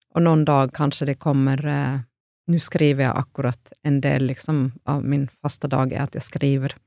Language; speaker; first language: Norwegian; non-native, fluent; Finnish